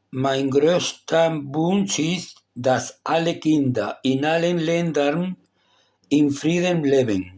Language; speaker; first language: German; non-native, learner; Spanish